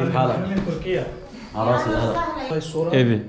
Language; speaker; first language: Arabic; non-native, learner; Turkish